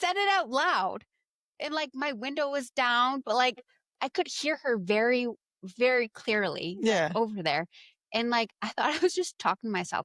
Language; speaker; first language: English; native; English